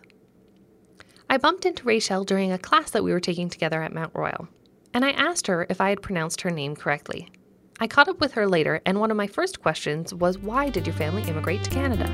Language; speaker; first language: English; native; English